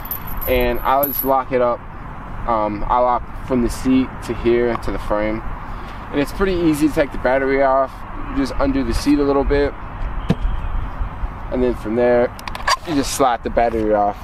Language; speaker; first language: English; native; English